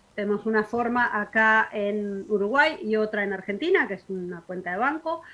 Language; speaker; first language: Spanish; native; Spanish